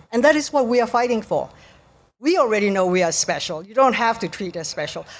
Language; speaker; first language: English; native; English